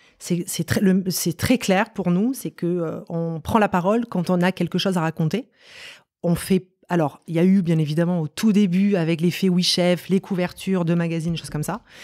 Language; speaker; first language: French; native; French